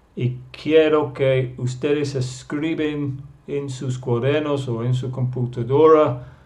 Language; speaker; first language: Spanish; non-native, fluent; English